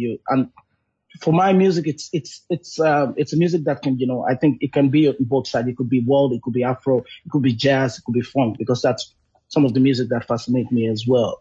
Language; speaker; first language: English; non-native, local second language; Yoruba